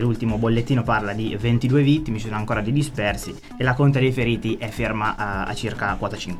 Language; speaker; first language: Italian; native; Italian